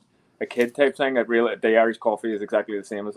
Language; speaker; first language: English; native; English